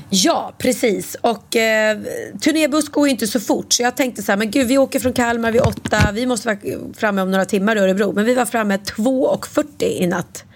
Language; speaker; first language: Swedish; native; Swedish